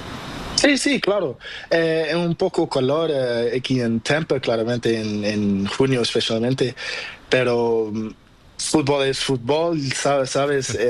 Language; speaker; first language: Spanish; non-native, learner; Portuguese